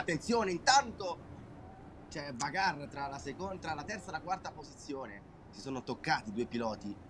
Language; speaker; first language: Italian; native; Italian